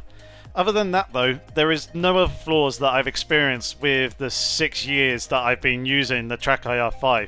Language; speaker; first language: English; native; English